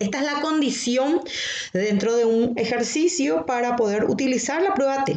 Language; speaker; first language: Spanish; native; Spanish